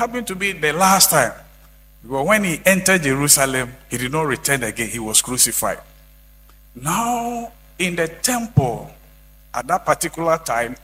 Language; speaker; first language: English; non-native, local second language; Akan